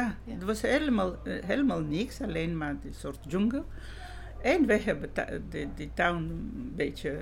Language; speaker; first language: Dutch; non-native, fluent; Georgian